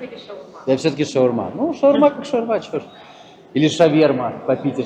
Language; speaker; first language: Russian; native; Russian